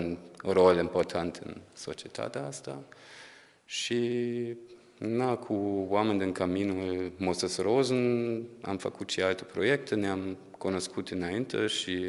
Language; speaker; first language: Romanian; non-native, fluent; German